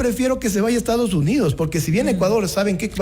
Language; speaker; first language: Spanish; native; Spanish